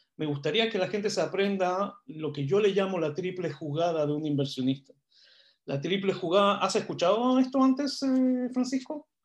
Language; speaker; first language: Spanish; non-native, fluent; Hebrew